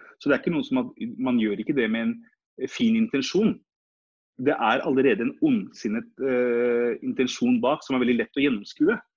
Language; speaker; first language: Norwegian; early bilingual, other home language; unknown